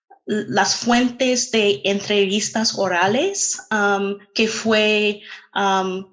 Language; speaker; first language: Spanish; non-native, fluent; English